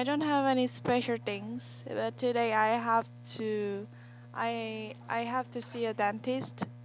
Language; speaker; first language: English; non-native, learner; Korean